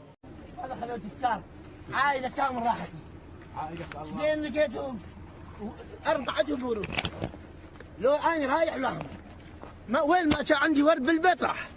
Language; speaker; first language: Arabic; native; Arabic